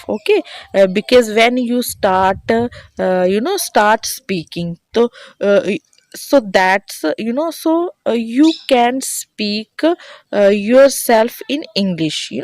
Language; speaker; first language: English; non-native, learner; Hindi